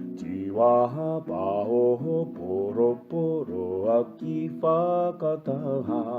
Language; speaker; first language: Māori; non-native, local second language; English